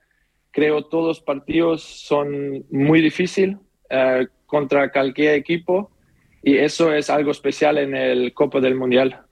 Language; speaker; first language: Spanish; non-native, learner; German